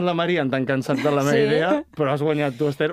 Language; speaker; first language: Catalan; native; Catalan